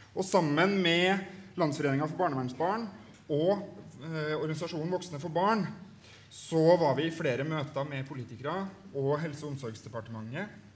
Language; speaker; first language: Norwegian; native; Norwegian